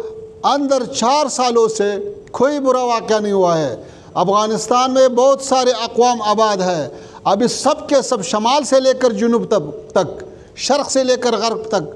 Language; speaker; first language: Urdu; non-native, learner; Pashto